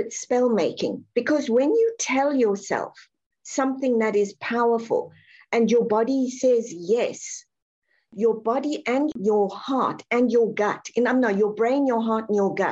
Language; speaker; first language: English; native; English